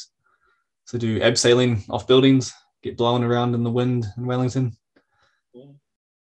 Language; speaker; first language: English; native; English